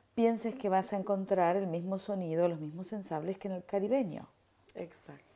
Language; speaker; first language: Spanish; native; Spanish